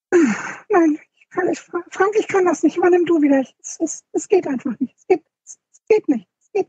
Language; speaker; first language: German; native; German